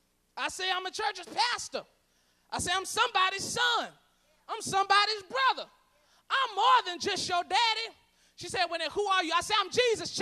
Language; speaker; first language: English; native; English